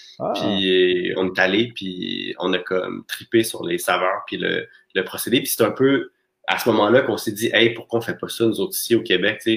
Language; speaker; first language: French; native; French